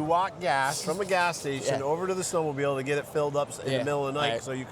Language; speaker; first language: English; native; English